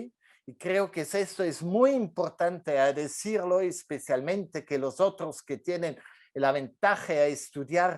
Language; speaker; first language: Spanish; non-native, fluent; French